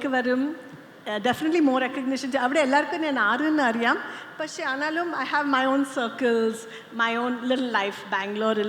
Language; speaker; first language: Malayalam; non-native, fluent; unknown